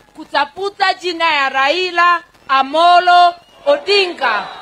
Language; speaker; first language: Swahili; non-native, local second language; Kikuyu